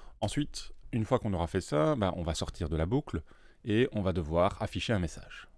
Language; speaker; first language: French; native; French